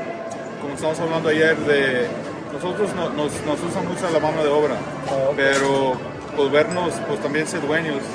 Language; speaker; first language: Spanish; early bilingual, heritage; Spanish